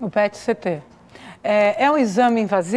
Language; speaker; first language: Portuguese; native; Portuguese